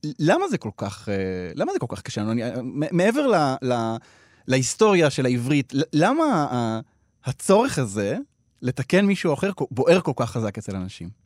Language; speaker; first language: Hebrew; native; Hebrew